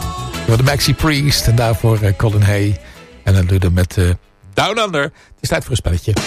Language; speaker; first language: Dutch; native; Dutch